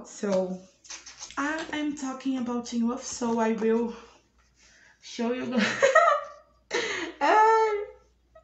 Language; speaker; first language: English; non-native, learner; Portuguese